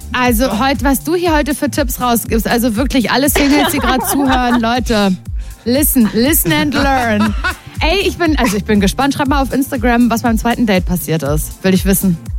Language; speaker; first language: German; native; German